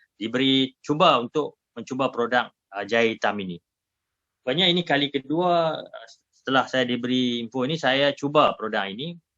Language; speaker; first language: Malay; native; Malay